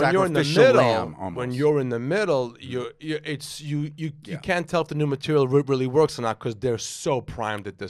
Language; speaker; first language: English; native; English